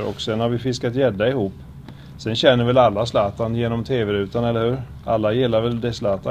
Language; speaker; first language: Swedish; native; Swedish